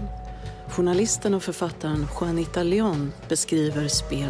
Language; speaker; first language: Swedish; native; Swedish